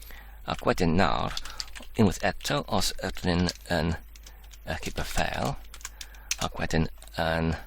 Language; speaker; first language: Welsh; non-native, learner; Polish